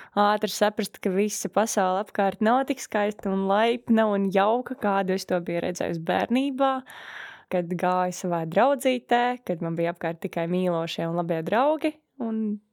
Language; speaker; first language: Latvian; early bilingual, other home language; Russian